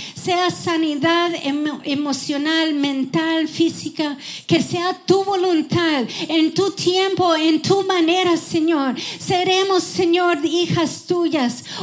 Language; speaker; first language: Spanish; non-native, fluent; English